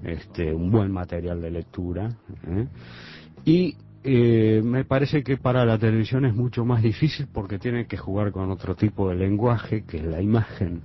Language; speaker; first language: Spanish; native; Spanish